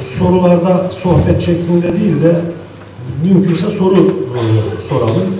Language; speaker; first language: Turkish; non-native, local second language; Adyghe